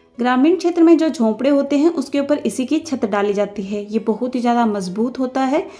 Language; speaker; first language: Hindi; native; Hindi